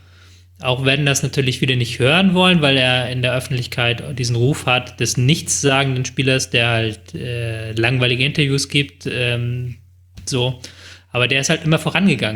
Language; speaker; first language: German; native; German